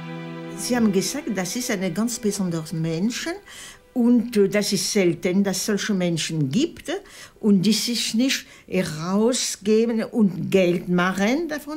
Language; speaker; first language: German; non-native, fluent; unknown